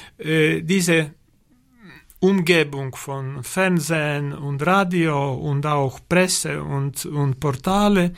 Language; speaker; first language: German; non-native, learner; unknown